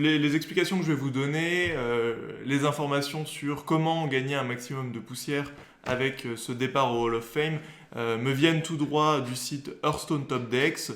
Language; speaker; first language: French; native; French